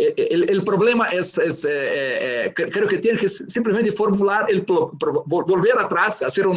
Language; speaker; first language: Spanish; non-native, fluent; Portuguese